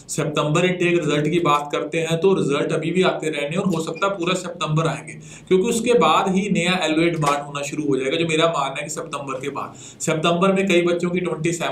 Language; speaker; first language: Hindi; non-native, local second language; Punjabi